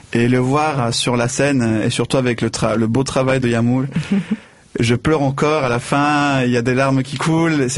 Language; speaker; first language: French; non-native, fluent; Spanish